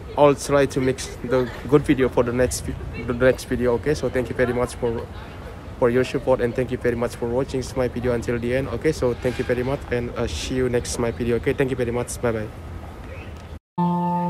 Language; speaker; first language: English; non-native, learner; Indonesian